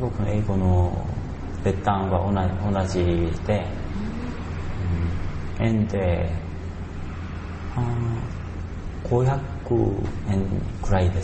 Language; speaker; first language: Japanese; non-native, learner; Korean